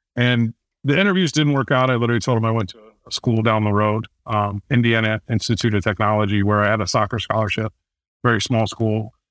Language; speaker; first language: English; native; English